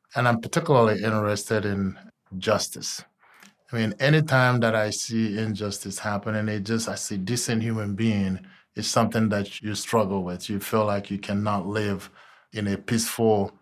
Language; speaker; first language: English; non-native, local second language; Igbo